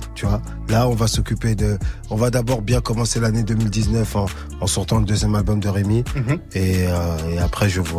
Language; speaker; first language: French; native; French